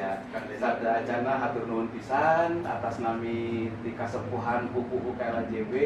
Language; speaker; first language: Indonesian; native; Indonesian